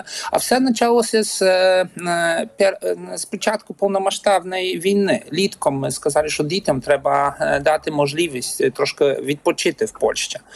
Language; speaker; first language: Ukrainian; non-native, learner; Polish